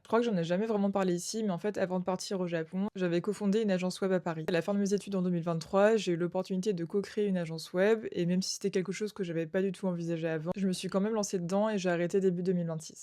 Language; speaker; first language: French; native; French